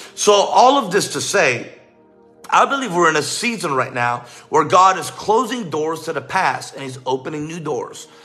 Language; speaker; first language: English; native; English